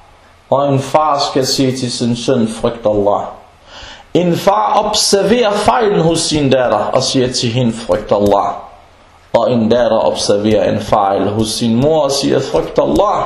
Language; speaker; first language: Danish; non-native, local second language; Arabic